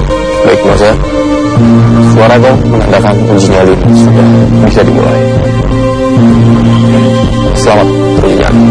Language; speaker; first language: Indonesian; native; Indonesian